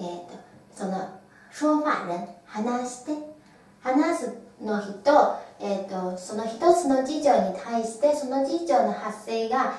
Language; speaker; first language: Japanese; non-native, fluent; Chinese